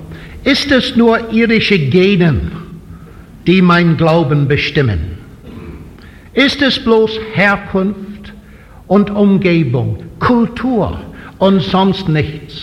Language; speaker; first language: German; non-native, fluent; English